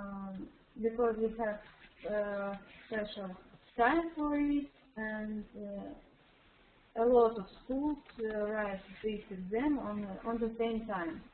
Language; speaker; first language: English; non-native, learner; Russian